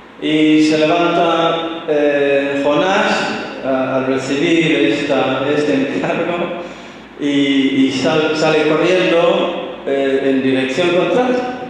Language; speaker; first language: Spanish; non-native, fluent; English